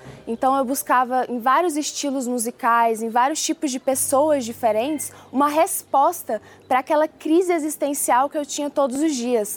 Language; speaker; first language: Portuguese; early bilingual, other home language; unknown